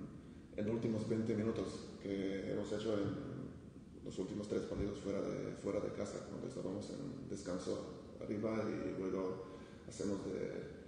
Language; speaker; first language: Spanish; non-native, fluent; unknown